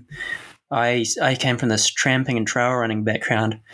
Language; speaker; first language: English; native; English